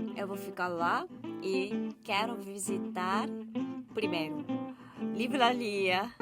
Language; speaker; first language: Portuguese; non-native, learner; Japanese